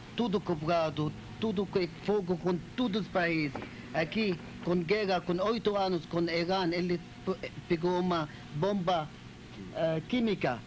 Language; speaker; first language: Portuguese; non-native, learner; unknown